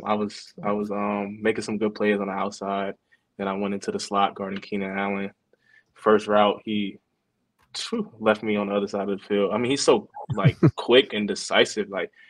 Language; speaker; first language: English; native; English